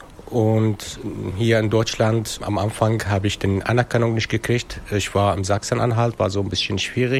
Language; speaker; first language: German; non-native, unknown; Arabic